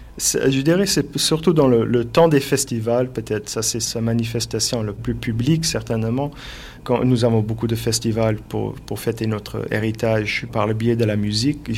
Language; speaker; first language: French; non-native, local second language; English